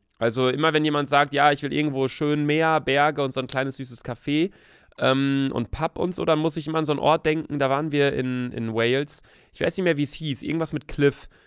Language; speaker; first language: German; native; German